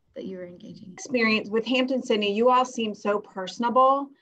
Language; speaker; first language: English; native; English